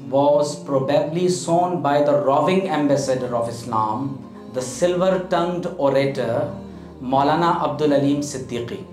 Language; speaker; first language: English; non-native, local second language; Urdu